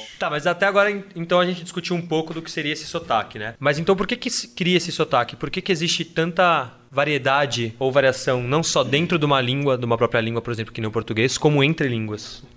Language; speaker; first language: Portuguese; native; Portuguese